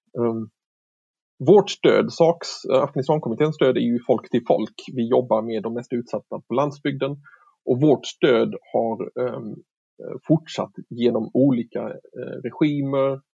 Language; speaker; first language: Swedish; native; Swedish